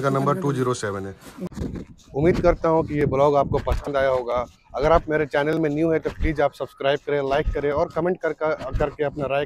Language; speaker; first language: Hindi; native; Hindi